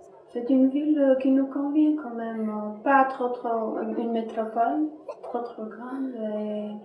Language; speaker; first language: French; non-native, fluent; Albanian